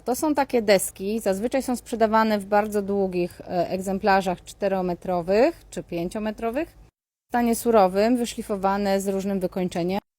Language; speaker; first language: Polish; native; Polish